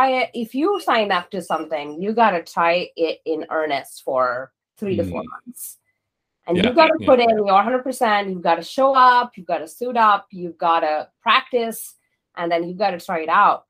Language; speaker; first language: English; non-native, local second language; Kannada